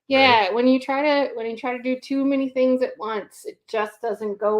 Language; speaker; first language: English; native; English